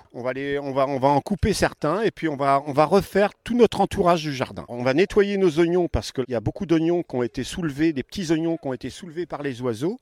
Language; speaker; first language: French; native; French